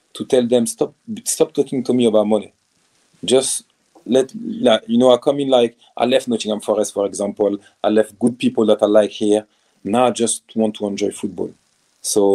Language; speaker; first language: English; non-native, fluent; French